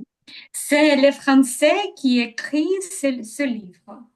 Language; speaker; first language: French; non-native, learner; Ukrainian